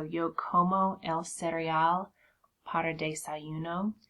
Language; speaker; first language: Spanish; non-native, fluent; English